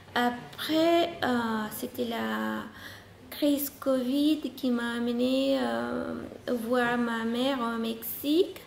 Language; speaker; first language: French; non-native, fluent; Spanish